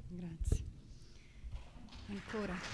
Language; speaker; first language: Italian; native; Italian